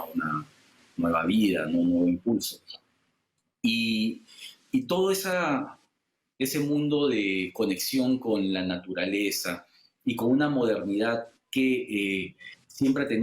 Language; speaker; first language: Spanish; native; Spanish